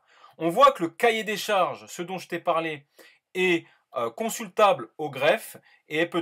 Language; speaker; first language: French; native; French